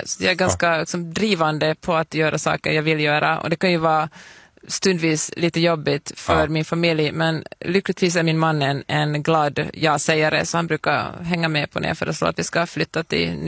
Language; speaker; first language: Swedish; native; Swedish